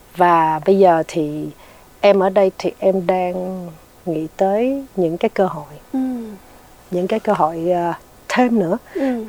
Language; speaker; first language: Vietnamese; early bilingual, heritage; Vietnamese